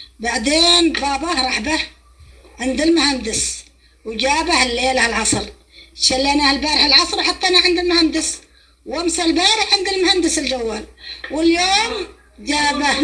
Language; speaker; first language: Arabic; native; Arabic